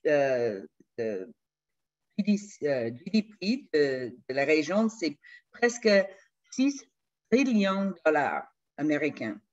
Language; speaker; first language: French; non-native, fluent; English